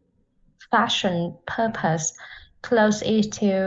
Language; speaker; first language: English; non-native, learner; Vietnamese